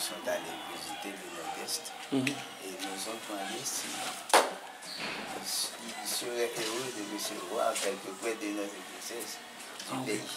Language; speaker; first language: French; non-native, local second language; Haitian Creole